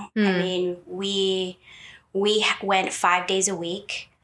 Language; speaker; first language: English; native; English